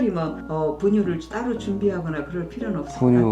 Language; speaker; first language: Korean; native; Korean